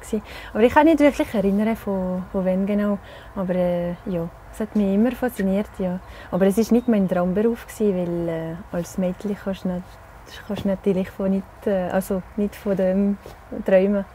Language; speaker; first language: German; non-native, local second language; French